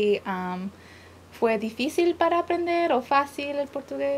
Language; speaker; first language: Spanish; early bilingual, other home language; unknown